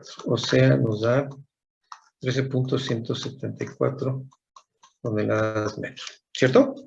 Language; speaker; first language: Spanish; native; Spanish